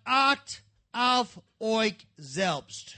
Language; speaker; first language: German; non-native, learner; English